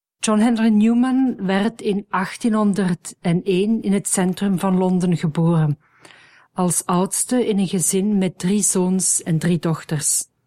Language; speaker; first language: Dutch; native; Dutch